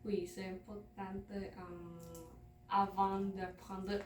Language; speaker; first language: French; non-native, learner; Spanish